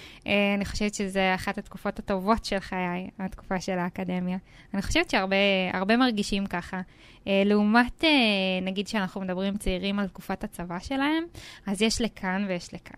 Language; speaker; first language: Hebrew; native; Hebrew